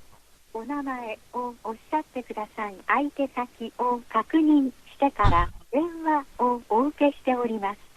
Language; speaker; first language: Japanese; native; Japanese